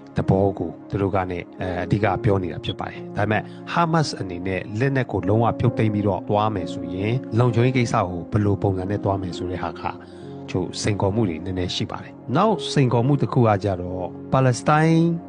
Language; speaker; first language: Burmese; non-native, local second language; Hakha Chin